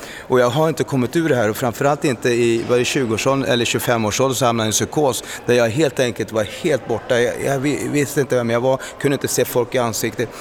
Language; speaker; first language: Swedish; early bilingual, other home language; Spanish